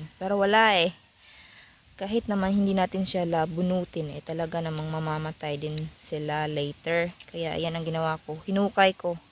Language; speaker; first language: Filipino; non-native, local second language; Cebuano